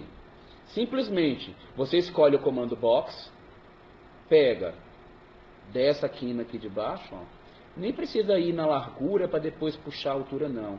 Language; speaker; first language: Portuguese; native; Portuguese